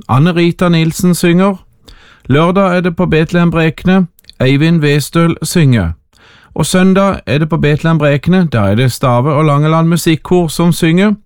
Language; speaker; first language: Norwegian; native; Norwegian